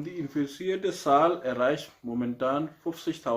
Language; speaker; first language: German; non-native, learner; Urdu